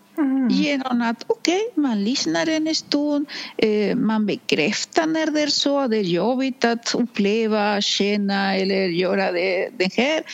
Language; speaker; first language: Swedish; non-native, fluent; Spanish